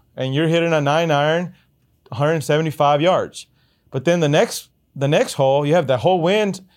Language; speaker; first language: English; early bilingual, other home language; Spanish